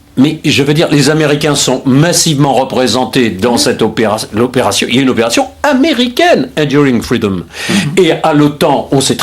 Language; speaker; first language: French; native; French